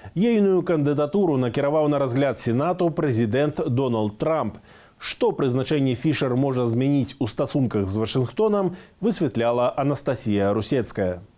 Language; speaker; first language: Belarusian; native; Belarusian